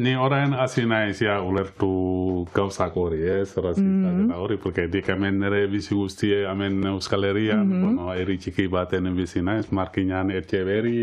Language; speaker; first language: Basque; non-native, local second language; Spanish